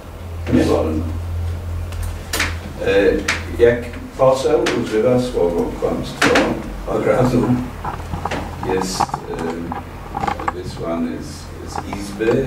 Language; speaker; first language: Polish; non-native, fluent; English